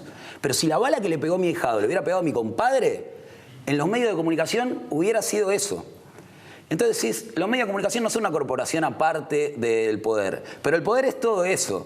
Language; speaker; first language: Spanish; native; Spanish